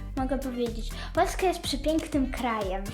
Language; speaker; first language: Polish; early bilingual, other home language; Ukrainian